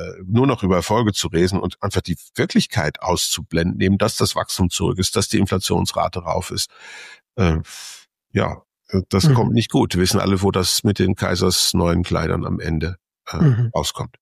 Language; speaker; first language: German; native; German